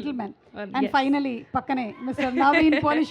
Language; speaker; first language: Telugu; native; Telugu